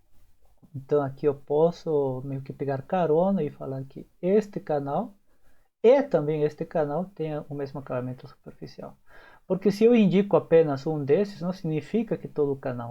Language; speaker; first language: Portuguese; native; Portuguese